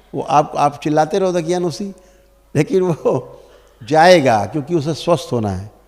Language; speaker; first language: Hindi; native; Hindi